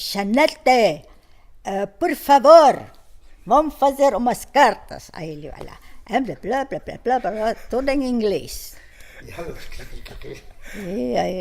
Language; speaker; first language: Portuguese; non-native, fluent; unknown